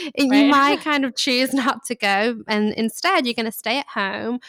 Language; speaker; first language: English; native; English